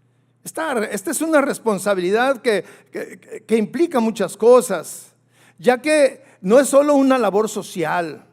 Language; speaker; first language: Spanish; native; Spanish